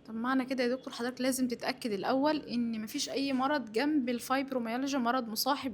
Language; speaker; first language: Arabic; native; Arabic